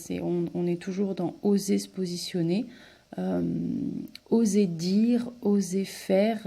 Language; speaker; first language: French; native; French